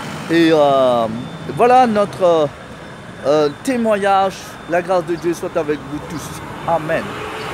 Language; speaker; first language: French; non-native, local second language; Morisyen